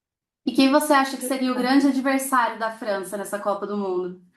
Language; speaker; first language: Portuguese; native; Portuguese